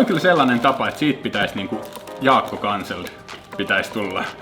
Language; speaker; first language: Finnish; native; Finnish